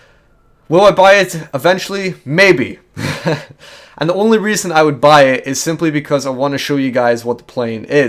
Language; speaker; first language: English; native; English